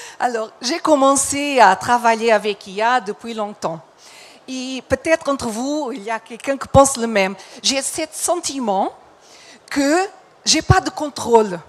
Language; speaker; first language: French; non-native, fluent; Portuguese